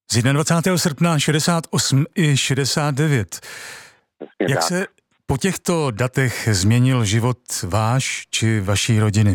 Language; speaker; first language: Czech; native; Czech